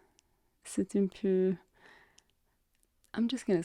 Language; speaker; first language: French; non-native, learner; English